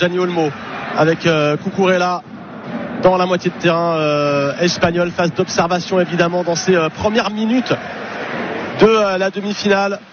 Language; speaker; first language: French; native; French